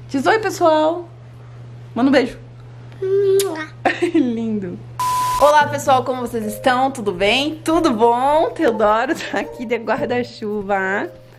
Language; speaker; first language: Portuguese; native; Portuguese